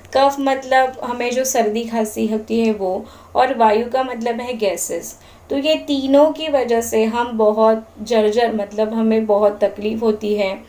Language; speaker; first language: Hindi; non-native, local second language; Marathi